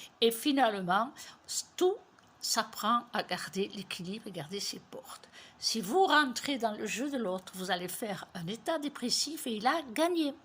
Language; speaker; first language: French; native; French